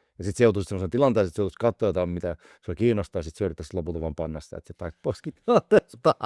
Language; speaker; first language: Finnish; native; Finnish